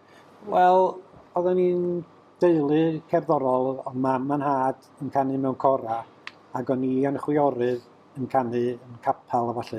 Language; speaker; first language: Welsh; native; Welsh